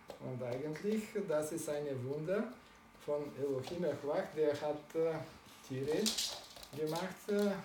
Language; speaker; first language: German; non-native, learner; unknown